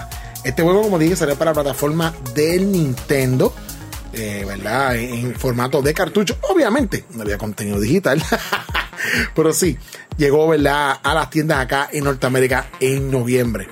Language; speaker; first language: Spanish; native; Spanish